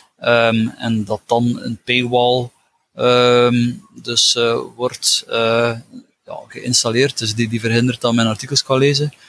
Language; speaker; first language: Dutch; native; Dutch